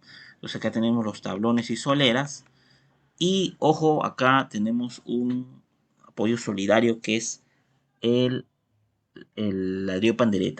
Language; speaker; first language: Spanish; native; Spanish